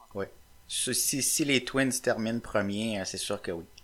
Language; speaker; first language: French; native; French